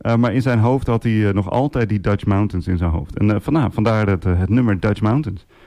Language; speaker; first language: Dutch; native; Dutch